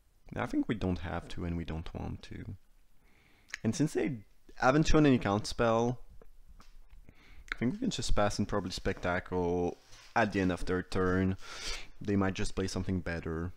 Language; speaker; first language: English; non-native, fluent; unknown